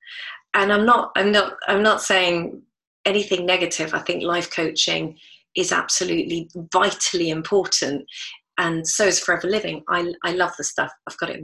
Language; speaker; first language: English; native; English